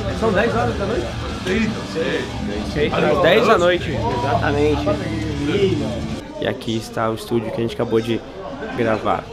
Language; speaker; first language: Portuguese; native; Portuguese